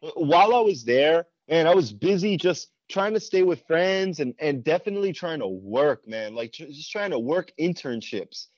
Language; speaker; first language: English; native; English